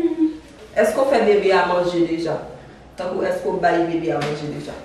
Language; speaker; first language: French; non-native, learner; Haitian Creole